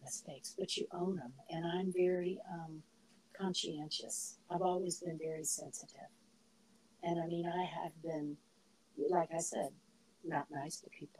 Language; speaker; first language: English; native; English